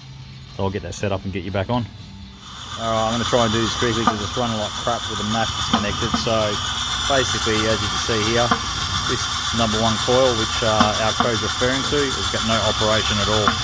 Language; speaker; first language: English; native; English